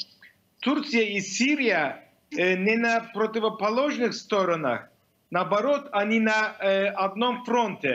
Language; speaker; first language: Russian; non-native, fluent; Turkish